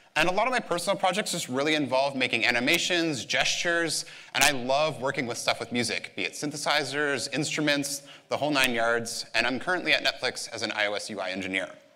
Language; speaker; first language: English; native; English